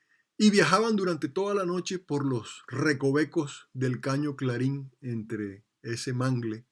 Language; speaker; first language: Spanish; native; Spanish